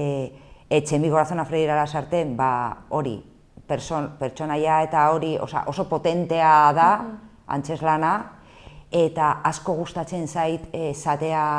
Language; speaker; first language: Basque; non-native, local second language; Spanish